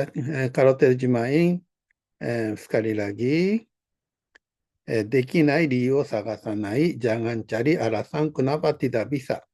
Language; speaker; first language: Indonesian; non-native, fluent; Japanese